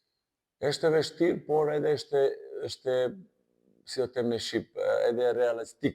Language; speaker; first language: Albanian; non-native, learner; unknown